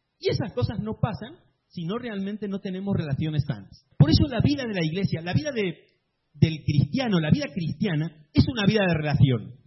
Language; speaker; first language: Spanish; native; Spanish